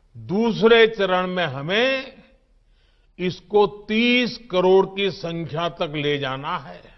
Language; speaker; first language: Hindi; non-native, local second language; Gujarati